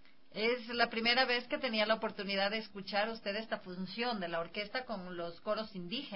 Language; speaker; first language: Spanish; native; Spanish